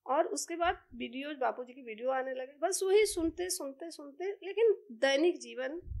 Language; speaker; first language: Hindi; native; Hindi